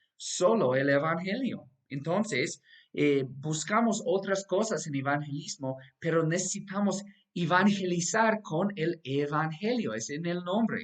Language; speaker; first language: Spanish; non-native, fluent; English